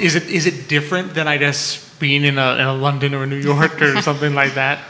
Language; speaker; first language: English; native; English